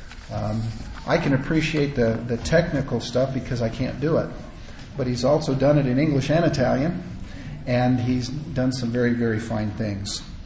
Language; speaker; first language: English; native; English